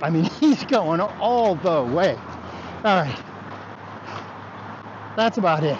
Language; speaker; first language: English; native; English